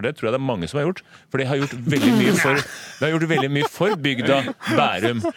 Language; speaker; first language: Norwegian; native; Norwegian